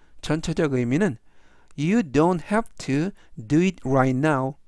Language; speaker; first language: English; non-native, fluent; Korean